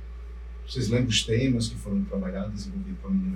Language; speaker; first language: Portuguese; native; Portuguese